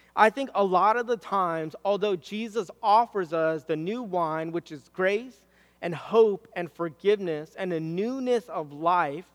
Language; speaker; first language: English; native; English